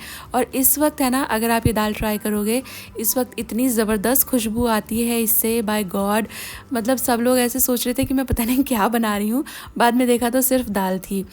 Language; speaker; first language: Hindi; native; Hindi